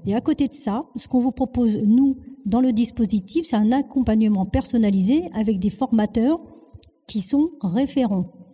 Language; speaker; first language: French; early bilingual, other home language; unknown